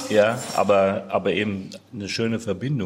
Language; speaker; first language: German; native; German